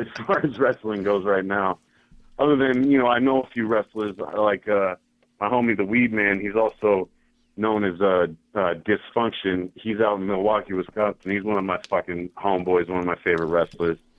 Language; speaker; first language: English; native; English